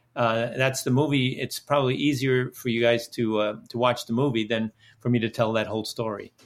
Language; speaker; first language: English; early bilingual, other home language; Dutch